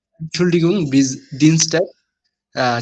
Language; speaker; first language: German; non-native, learner; Bangla